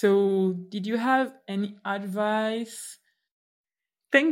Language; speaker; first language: English; non-native, fluent; French